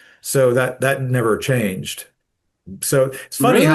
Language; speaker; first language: English; native; English